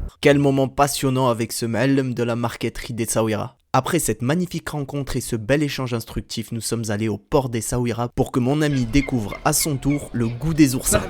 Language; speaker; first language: French; native; French